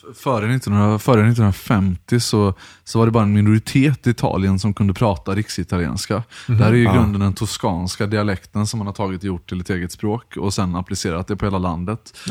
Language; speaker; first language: Swedish; early bilingual, other home language; Italian